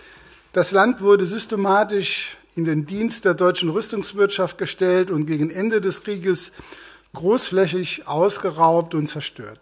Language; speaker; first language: German; native; German